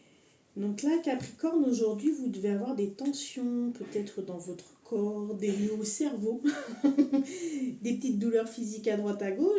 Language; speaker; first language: French; native; French